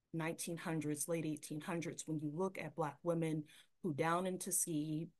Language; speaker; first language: English; native; English